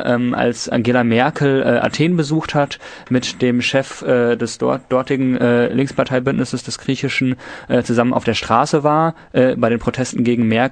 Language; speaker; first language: German; native; German